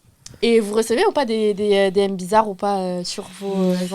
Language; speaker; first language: French; native; French